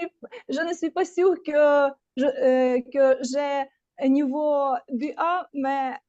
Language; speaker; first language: French; non-native, learner; Russian